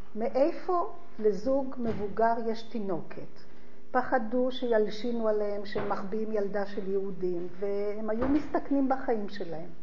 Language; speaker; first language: Hebrew; early bilingual, other home language; Polish